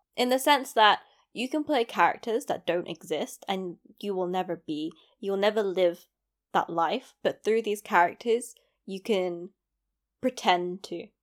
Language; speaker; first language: English; native; English